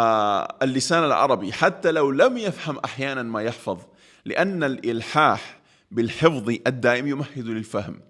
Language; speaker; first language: Arabic; non-native, fluent; Spanish